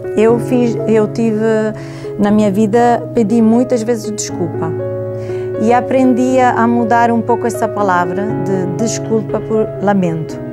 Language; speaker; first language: Portuguese; non-native, fluent; Italian